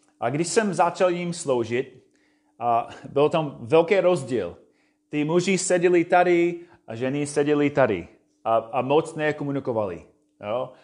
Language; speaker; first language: Czech; non-native, fluent; English